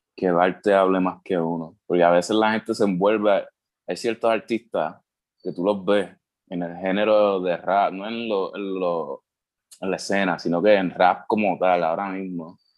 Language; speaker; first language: Spanish; native; Spanish